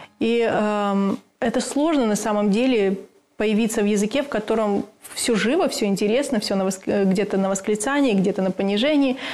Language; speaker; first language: Russian; native; Russian